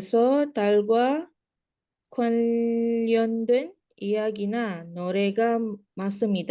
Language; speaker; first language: Korean; non-native, learner; Malay